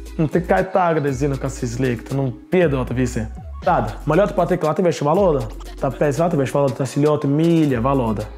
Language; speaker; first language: Latvian; non-native, learner; Portuguese